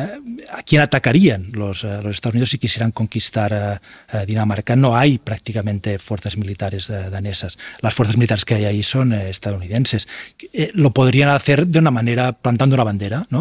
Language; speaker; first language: Spanish; native; Spanish